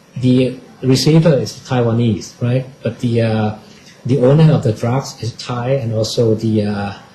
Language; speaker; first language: English; non-native, learner; Thai